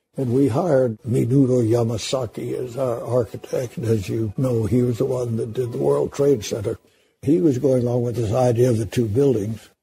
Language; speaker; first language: English; native; English